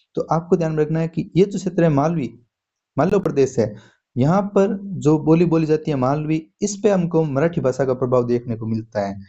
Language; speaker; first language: Hindi; native; Hindi